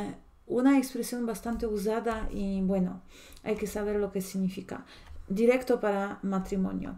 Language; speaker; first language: Spanish; non-native, fluent; Polish